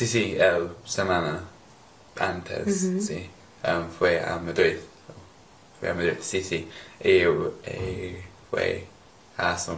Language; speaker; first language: Spanish; non-native, learner; English